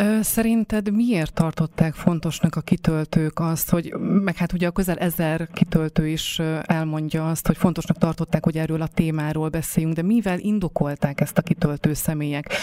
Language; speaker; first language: Hungarian; native; Hungarian